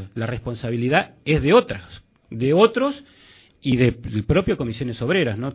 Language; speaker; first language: Spanish; native; Spanish